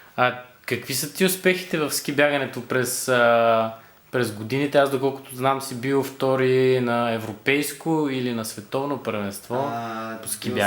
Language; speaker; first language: Bulgarian; native; Bulgarian